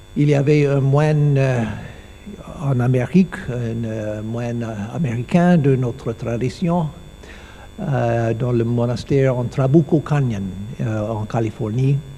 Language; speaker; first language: French; non-native, learner; English